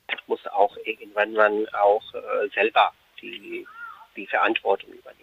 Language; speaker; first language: German; non-native, fluent; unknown